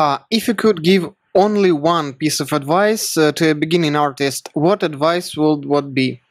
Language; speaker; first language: English; non-native, learner; Russian